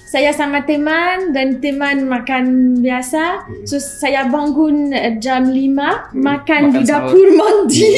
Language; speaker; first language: Indonesian; non-native, learner; French